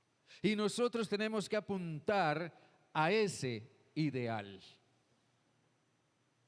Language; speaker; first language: Spanish; native; Spanish